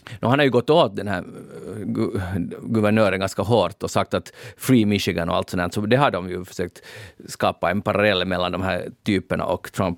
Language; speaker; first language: Swedish; native; Swedish